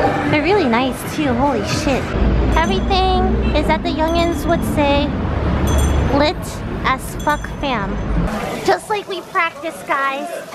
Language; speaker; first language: English; early bilingual, other home language; Korean